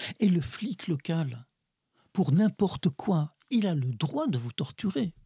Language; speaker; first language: French; early bilingual, other home language; Russian